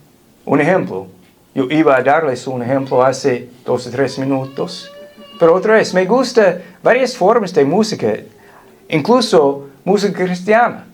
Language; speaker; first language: Spanish; non-native, fluent; English